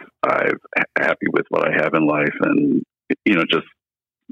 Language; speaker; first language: English; native; English